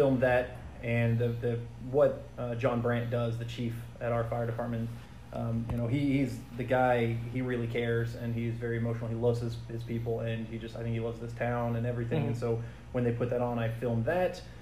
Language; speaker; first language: English; native; English